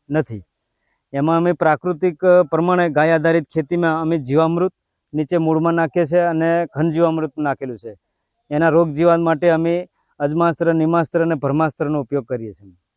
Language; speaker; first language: Gujarati; non-native, local second language; Rathawi